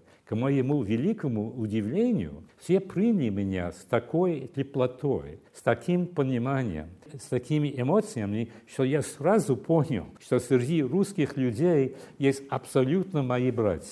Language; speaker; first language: Russian; non-native, fluent; English